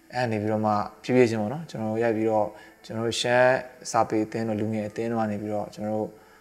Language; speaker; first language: Burmese; non-native, local second language; Shan